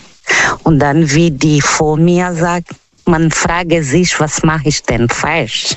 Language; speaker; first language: German; non-native, learner; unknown